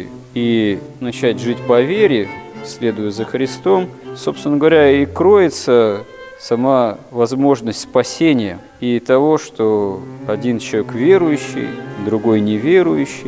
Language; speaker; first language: Russian; native; Russian